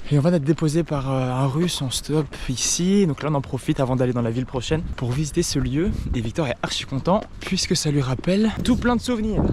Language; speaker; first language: French; native; French